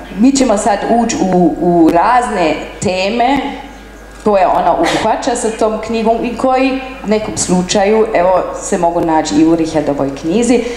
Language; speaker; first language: Croatian; non-native, fluent; German